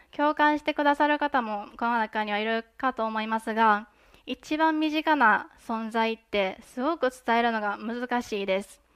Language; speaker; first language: Japanese; native; Japanese